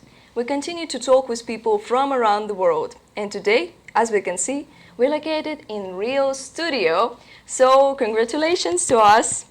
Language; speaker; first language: English; non-native, learner; Russian